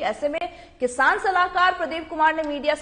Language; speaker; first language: Hindi; native; Hindi